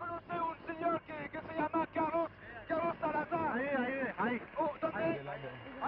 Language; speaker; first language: Spanish; non-native, learner; French